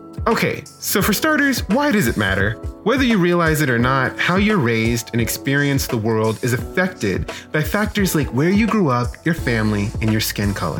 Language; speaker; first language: English; native; English